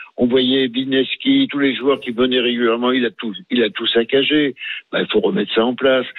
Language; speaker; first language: French; native; French